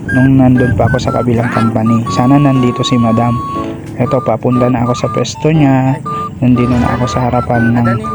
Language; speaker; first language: Filipino; non-native, local second language; Iloko